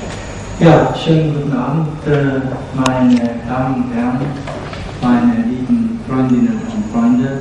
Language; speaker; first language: German; non-native, fluent; Japanese